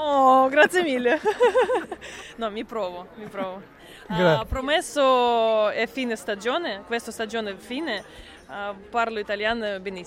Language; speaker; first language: Italian; non-native, learner; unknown